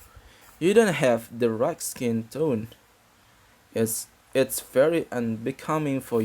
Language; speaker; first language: English; non-native, fluent; Indonesian